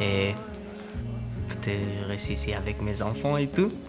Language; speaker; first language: French; non-native, learner; Persian